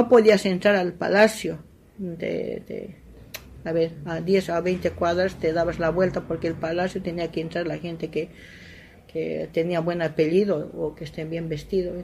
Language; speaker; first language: Spanish; non-native, local second language; Aymara